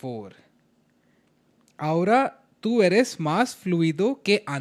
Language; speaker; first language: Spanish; non-native, learner; Hindi